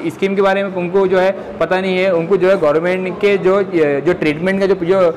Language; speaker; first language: Hindi; native; Hindi